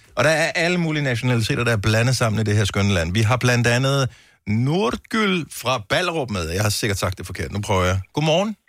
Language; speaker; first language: Danish; native; Danish